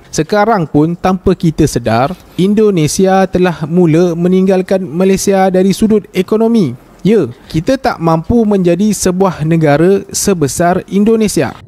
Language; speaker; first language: Malay; native; Malay